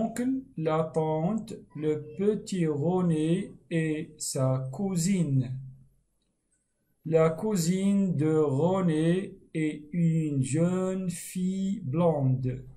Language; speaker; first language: French; non-native, fluent; Arabic